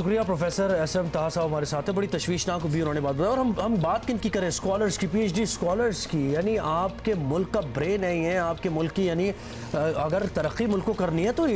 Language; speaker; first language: Urdu; native; Urdu